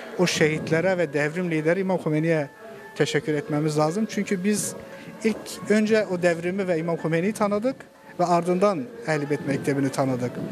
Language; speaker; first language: Turkish; non-native, local second language; Zaza